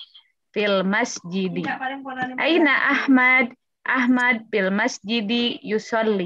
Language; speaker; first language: Arabic; non-native, fluent; Indonesian